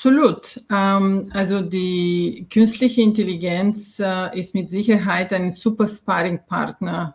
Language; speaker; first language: German; non-native, fluent; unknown